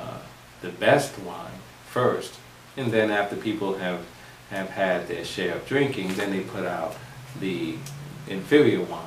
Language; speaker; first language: English; native; English